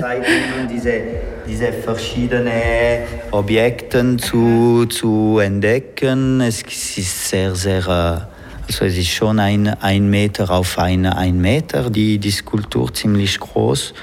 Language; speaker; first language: German; non-native, local second language; French